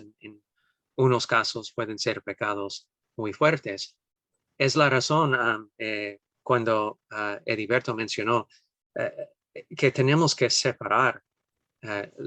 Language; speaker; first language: Spanish; non-native, fluent; English